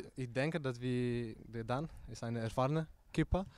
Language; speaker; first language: Dutch; non-native, learner; Polish